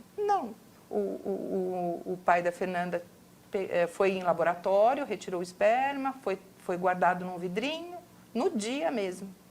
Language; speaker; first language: Portuguese; native; Portuguese